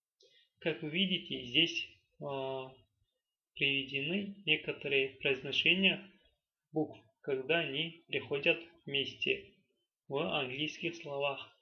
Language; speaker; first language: Russian; non-native, local second language; Tajik